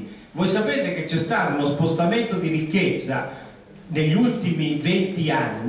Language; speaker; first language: Italian; native; Italian